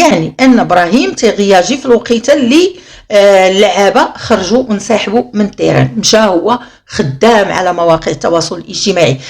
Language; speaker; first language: Arabic; native; Arabic